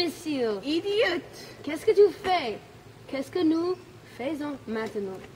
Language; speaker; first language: French; non-native, learner; English